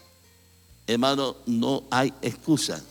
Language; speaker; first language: Spanish; native; Spanish